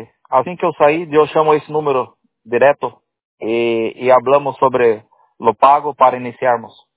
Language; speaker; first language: Spanish; non-native, learner; Portuguese